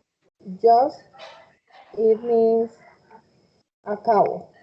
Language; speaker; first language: English; non-native, fluent; Spanish